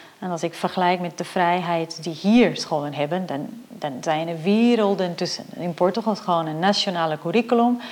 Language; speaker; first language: Dutch; non-native, fluent; Portuguese